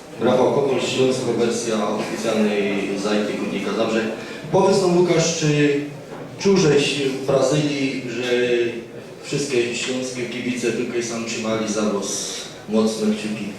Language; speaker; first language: Polish; native; Polish